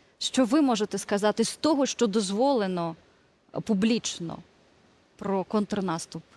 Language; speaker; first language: Ukrainian; native; Ukrainian